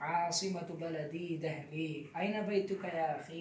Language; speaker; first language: Arabic; non-native, learner; Urdu